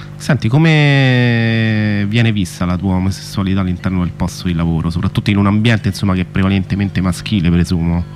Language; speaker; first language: Italian; native; Italian